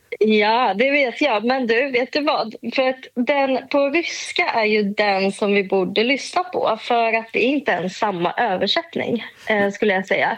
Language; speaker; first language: Swedish; early bilingual, other home language; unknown